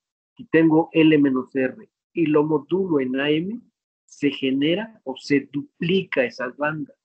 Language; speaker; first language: Spanish; native; Spanish